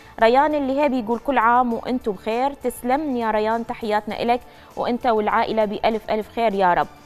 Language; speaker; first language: Arabic; native; Arabic